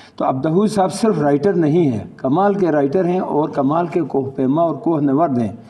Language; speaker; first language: Urdu; non-native, local second language; Balti